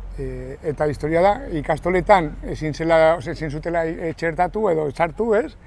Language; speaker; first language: Basque; native; Basque